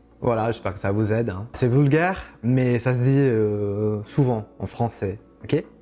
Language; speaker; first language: French; non-native, fluent; English